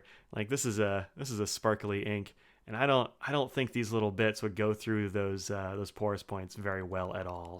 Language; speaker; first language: English; native; English